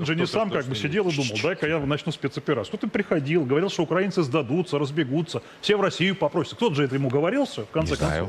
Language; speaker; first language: Russian; native; Russian